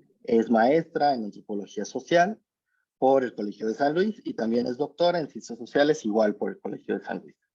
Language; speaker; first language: Spanish; native; Spanish